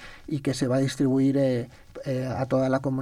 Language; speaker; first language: Spanish; native; Spanish